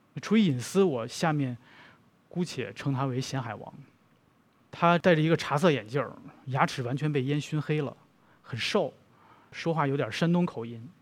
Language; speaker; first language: Chinese; native; Chinese